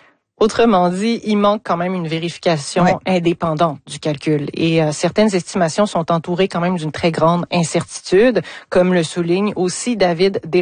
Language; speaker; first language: French; native; French